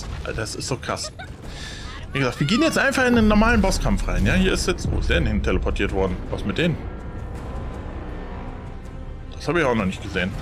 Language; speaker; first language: German; native; German